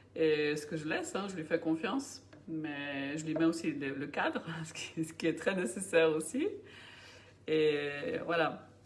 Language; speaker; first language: French; non-native, fluent; Bulgarian